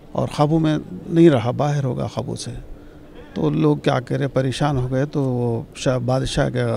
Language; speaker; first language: Hindi; non-native, local second language; Urdu